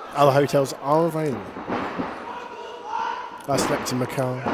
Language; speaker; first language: English; native; English